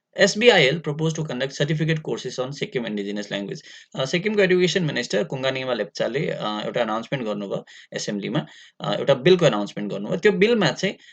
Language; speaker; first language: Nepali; native; Nepali